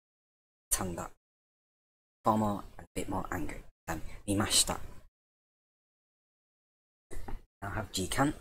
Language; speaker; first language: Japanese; non-native, learner; English